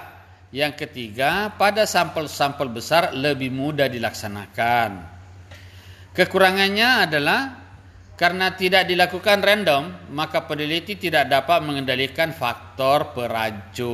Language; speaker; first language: Indonesian; native; Indonesian